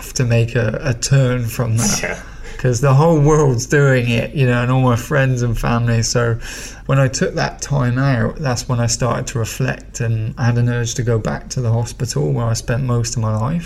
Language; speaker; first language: English; native; English